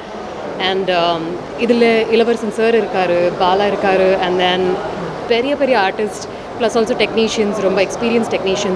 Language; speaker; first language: Tamil; non-native, learner; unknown